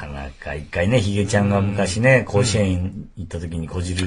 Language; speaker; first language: Japanese; native; Japanese